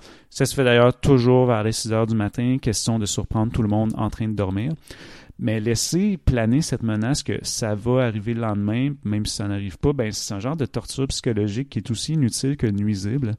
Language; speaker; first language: French; native; French